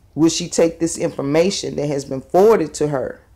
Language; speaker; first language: English; native; English